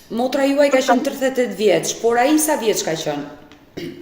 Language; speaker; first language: Albanian; native; Albanian